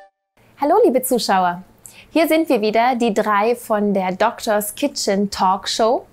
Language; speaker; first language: German; native; German